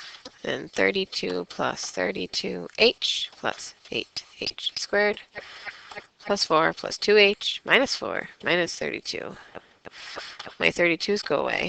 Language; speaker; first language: English; native; English